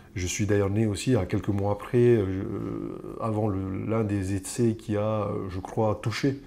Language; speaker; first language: French; native; French